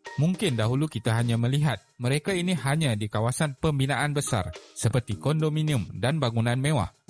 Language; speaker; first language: Malay; native; Malay